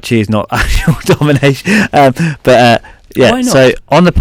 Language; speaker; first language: English; native; English